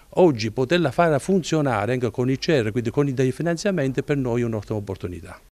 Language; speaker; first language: Italian; native; Italian